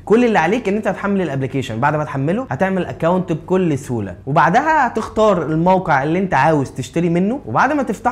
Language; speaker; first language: Arabic; native; Arabic